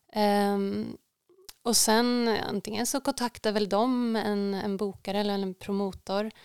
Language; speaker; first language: Swedish; native; Swedish